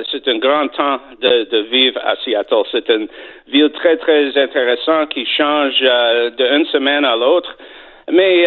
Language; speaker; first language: French; non-native, fluent; English